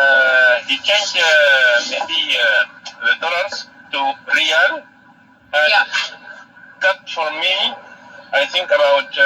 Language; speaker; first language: English; non-native, learner; Arabic